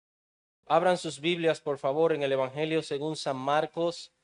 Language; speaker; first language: Spanish; native; Spanish